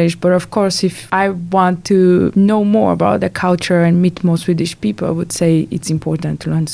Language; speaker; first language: English; non-native, fluent; Portuguese